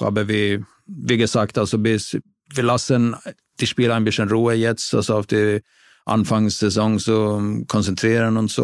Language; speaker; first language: German; non-native, fluent; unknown